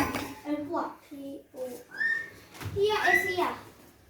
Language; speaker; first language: English; non-native, learner; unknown